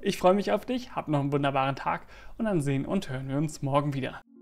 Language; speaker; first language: German; native; German